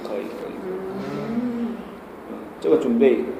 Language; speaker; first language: Chinese; non-native, learner; Korean